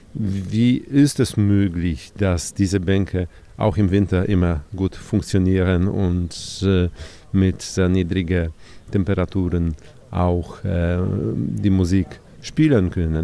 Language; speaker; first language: German; non-native, fluent; Polish